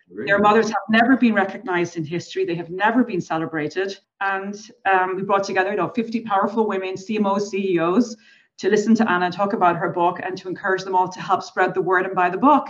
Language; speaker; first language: English; native; English